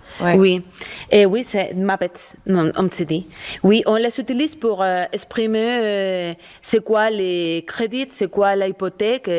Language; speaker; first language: French; non-native, learner; Spanish